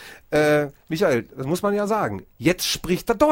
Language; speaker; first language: German; native; German